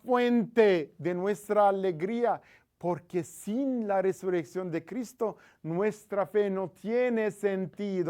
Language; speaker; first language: Spanish; non-native, fluent; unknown